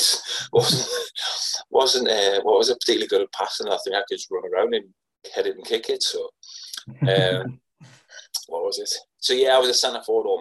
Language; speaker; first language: English; native; English